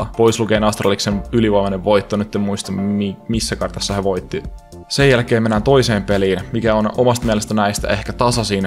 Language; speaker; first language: Finnish; native; Finnish